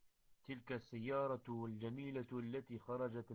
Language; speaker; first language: Arabic; non-native, learner; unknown